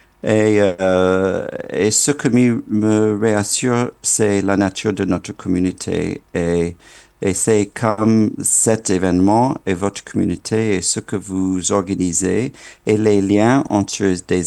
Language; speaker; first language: French; non-native, fluent; English